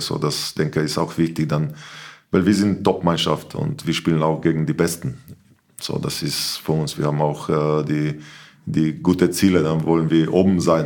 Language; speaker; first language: German; non-native, learner; Slovenian